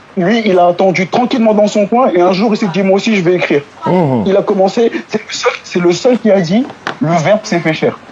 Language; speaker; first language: French; non-native, local second language; Wolof